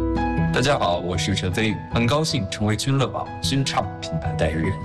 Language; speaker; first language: Chinese; native; Chinese